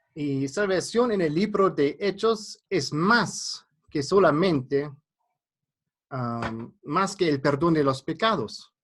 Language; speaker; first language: Spanish; non-native, fluent; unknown